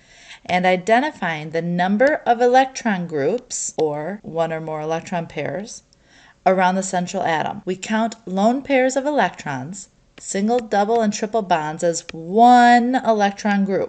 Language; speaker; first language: English; native; English